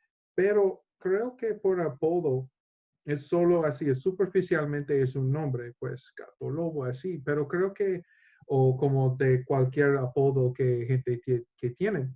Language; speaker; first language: Spanish; non-native, learner; English